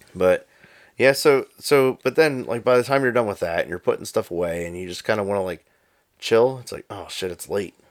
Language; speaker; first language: English; native; English